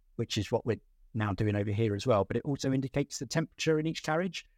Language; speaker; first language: English; native; English